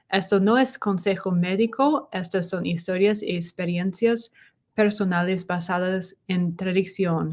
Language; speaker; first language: Spanish; non-native, learner; English